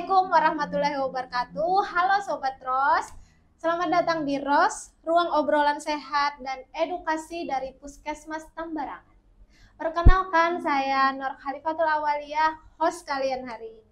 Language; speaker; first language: Indonesian; native; Indonesian